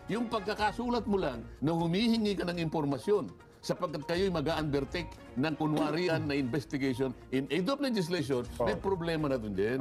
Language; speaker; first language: Filipino; non-native, local second language; Pampanga